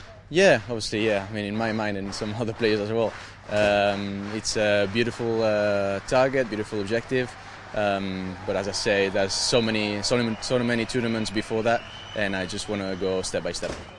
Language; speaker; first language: English; non-native, fluent; Spanish